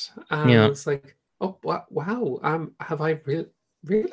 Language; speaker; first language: English; native; English